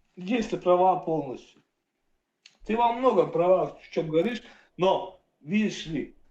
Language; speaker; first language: Russian; native; Russian